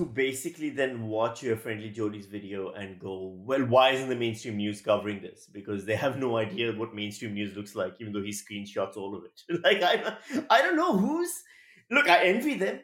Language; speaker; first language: English; non-native, local second language; Urdu